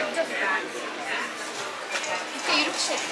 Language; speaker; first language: Japanese; native; Japanese